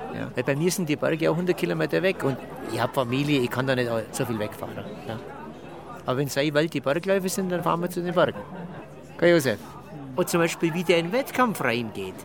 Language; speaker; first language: German; native; German